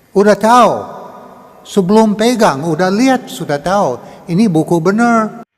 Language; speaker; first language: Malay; non-native, learner; English